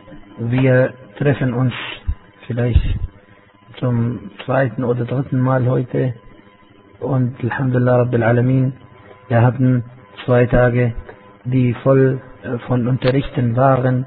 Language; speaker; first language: German; non-native, fluent; Arabic